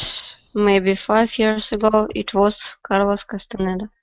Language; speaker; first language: English; non-native, learner; Russian